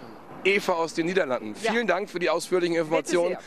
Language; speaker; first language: German; native; German